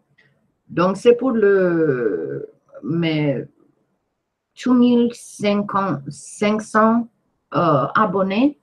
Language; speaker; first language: French; non-native, fluent; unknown